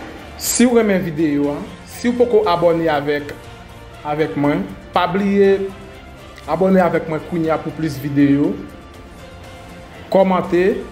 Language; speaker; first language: French; non-native, learner; Haitian Creole